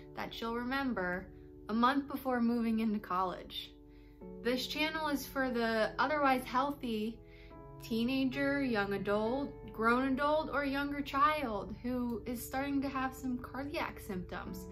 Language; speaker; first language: English; native; English